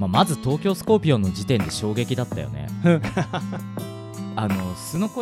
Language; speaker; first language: Japanese; native; Japanese